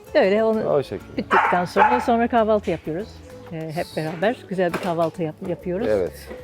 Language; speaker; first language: Turkish; non-native, fluent; English